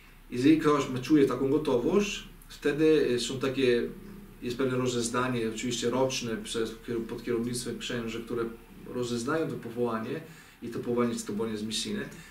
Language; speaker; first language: Polish; non-native, fluent; Italian